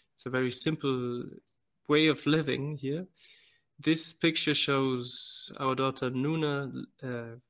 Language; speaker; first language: English; non-native, fluent; German